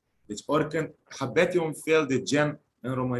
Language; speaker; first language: Romanian; non-native, fluent; Arabic